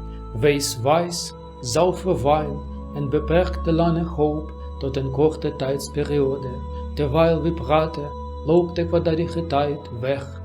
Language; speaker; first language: Dutch; non-native, learner; Russian